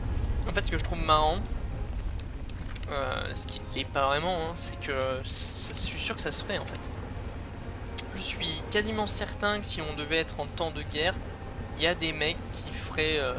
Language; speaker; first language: French; native; French